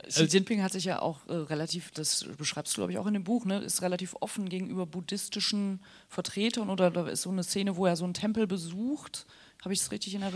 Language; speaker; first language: German; native; German